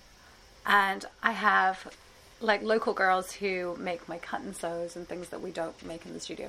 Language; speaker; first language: English; native; English